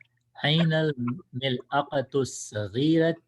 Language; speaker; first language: Arabic; non-native, learner; English